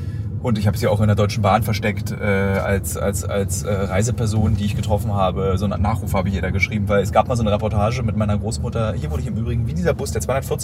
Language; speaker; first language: German; native; German